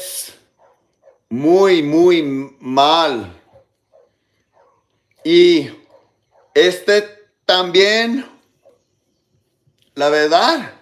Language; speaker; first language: Spanish; non-native, learner; English